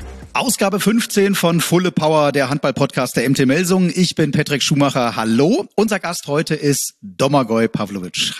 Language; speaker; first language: German; native; German